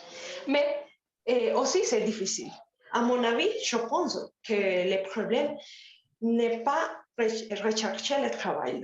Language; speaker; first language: French; non-native, learner; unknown